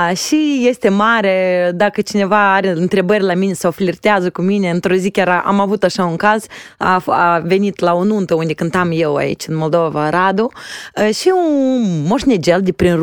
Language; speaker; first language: Romanian; native; Romanian